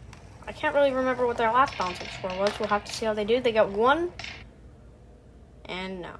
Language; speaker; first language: English; native; English